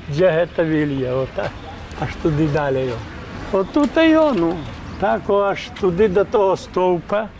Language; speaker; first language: Polish; non-native, local second language; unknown